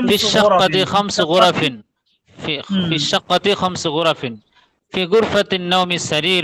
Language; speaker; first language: Arabic; non-native, learner; Bangla